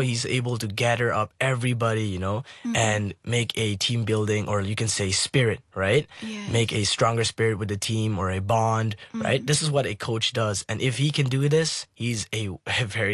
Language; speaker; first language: English; non-native, local second language; Nepali